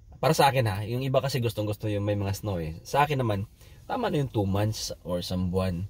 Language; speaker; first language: Filipino; non-native, local second language; Cebuano